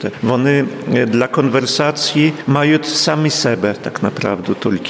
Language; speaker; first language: Polish; non-native, local second language; Ukrainian